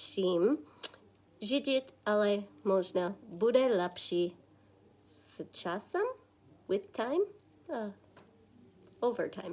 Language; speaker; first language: Czech; non-native, learner; English